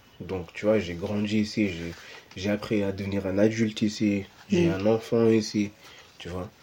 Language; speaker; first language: French; early bilingual, other home language; Portuguese